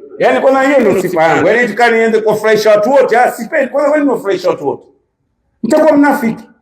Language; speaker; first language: Swahili; native; Swahili